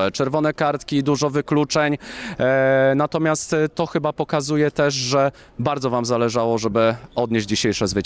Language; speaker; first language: Polish; native; Polish